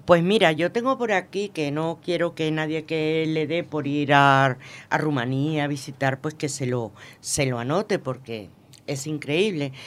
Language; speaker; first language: Spanish; native; Spanish